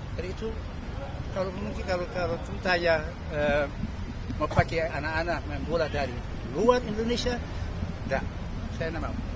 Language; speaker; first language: Indonesian; early bilingual, heritage; Indonesian